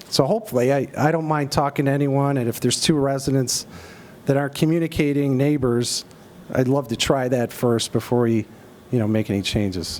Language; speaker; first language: English; native; English